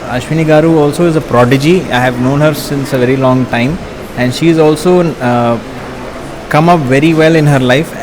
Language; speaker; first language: English; non-native, local second language; Telugu